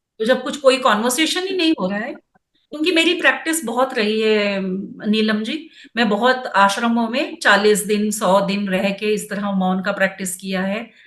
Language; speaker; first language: Hindi; non-native, local second language; Kannada